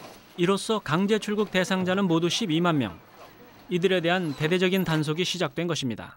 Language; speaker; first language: Korean; native; Korean